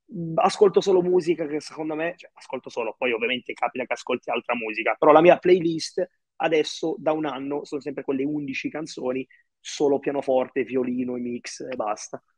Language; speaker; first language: Italian; early bilingual, other home language; Arabic